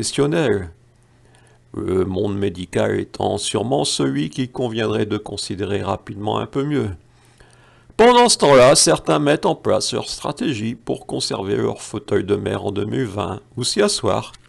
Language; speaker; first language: French; native; French